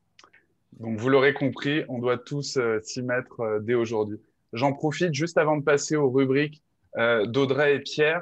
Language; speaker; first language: French; native; French